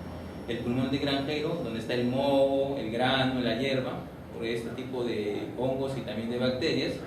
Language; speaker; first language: Spanish; native; Spanish